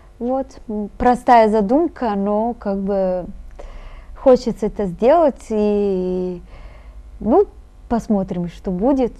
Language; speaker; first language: Russian; non-native, fluent; Italian